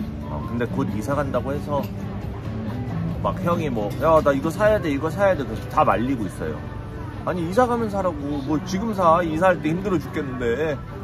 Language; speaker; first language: Korean; native; Korean